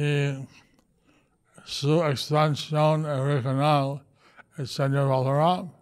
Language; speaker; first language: Spanish; non-native, learner; English